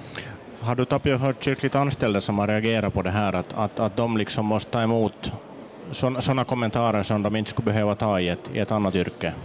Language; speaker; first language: Swedish; native; Swedish